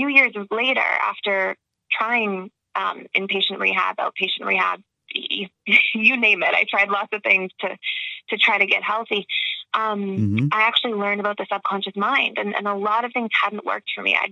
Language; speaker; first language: English; native; English